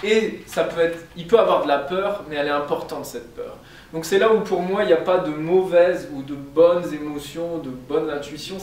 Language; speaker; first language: French; native; French